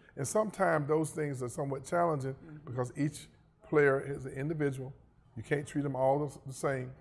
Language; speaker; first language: English; native; English